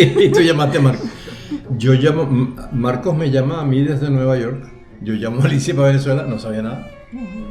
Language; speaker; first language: Spanish; native; Spanish